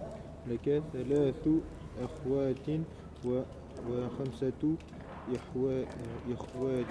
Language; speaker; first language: Arabic; non-native, learner; French